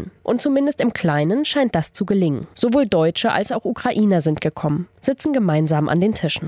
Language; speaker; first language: German; native; German